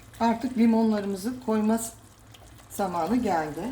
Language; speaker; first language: Turkish; native; Turkish